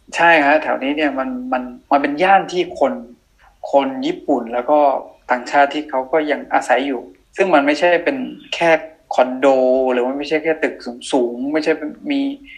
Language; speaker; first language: Thai; non-native, local second language; Akha